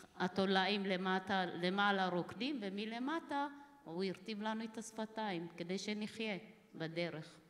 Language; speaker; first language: Hebrew; early bilingual, other home language; Amharic